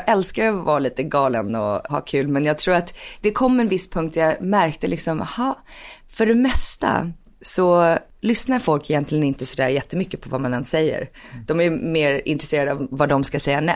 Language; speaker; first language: Swedish; early bilingual, heritage; Swedish